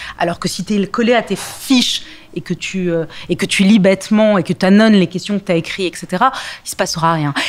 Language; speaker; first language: French; early bilingual, other home language; Arabic